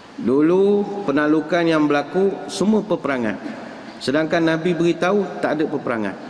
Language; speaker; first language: Malay; native; Malay